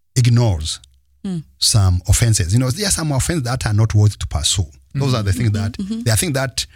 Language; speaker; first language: English; non-native, local second language; Kinyarwanda